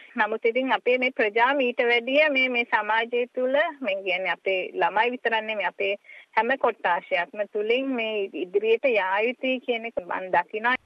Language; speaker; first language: Sinhala; native; Sinhala